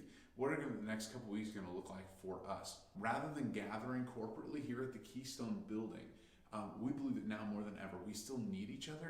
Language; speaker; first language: English; native; English